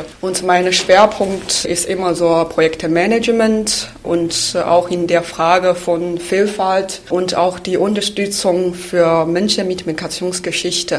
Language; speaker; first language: German; non-native, fluent; Chinese